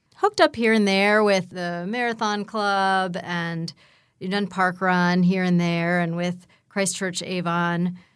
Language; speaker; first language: English; native; English